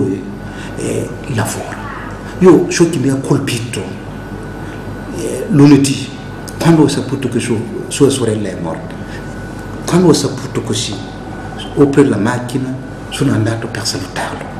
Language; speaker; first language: Italian; non-native, fluent; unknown